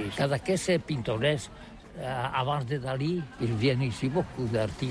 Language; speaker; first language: French; non-native, learner; Catalan